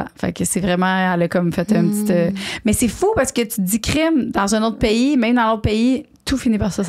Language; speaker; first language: French; native; French